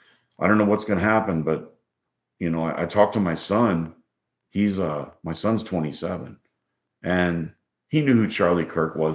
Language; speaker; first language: English; native; English